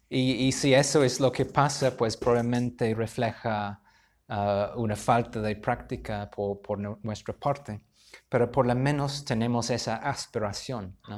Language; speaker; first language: Spanish; non-native, fluent; English